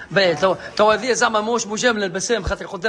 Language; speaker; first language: Arabic; native; Arabic